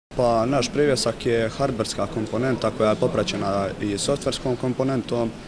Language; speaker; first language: Croatian; native; Croatian